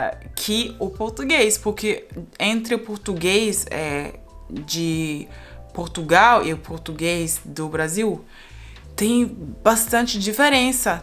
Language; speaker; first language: Portuguese; non-native, fluent; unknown